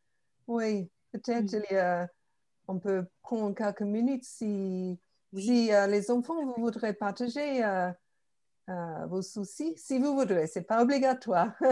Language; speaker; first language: French; non-native, fluent; English